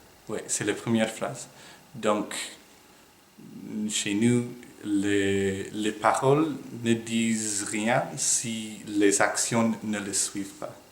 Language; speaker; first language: French; non-native, fluent; English